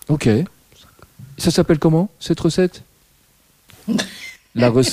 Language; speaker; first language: French; native; French